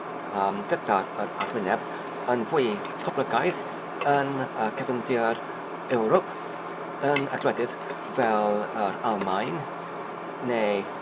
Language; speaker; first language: Welsh; non-native, learner; Polish